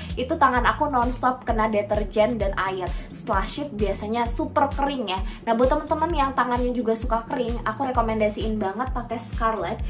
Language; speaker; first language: Indonesian; native; Indonesian